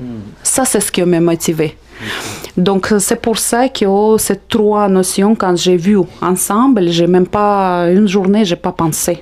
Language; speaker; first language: French; non-native, fluent; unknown